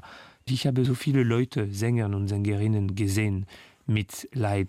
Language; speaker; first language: German; non-native, learner; French